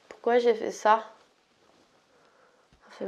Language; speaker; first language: French; native; French